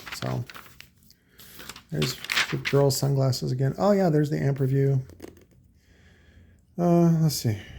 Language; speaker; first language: English; native; English